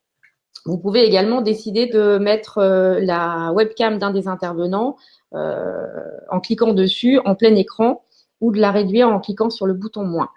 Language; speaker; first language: French; native; French